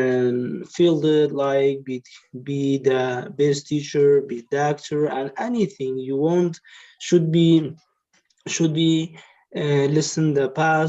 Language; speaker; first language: English; non-native, learner; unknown